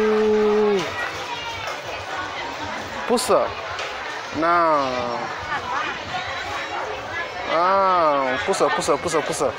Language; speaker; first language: English; non-native, learner; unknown